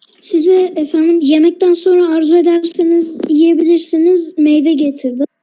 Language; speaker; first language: Turkish; native; Turkish